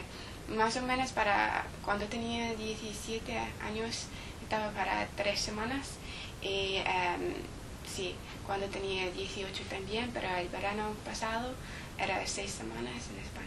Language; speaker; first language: Spanish; non-native, learner; English